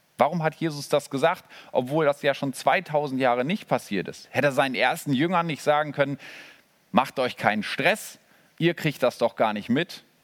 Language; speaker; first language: German; native; German